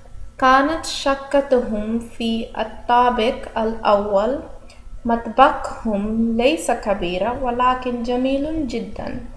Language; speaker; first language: Arabic; non-native, learner; English